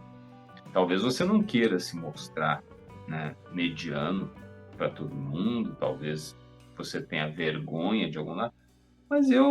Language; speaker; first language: Portuguese; native; Portuguese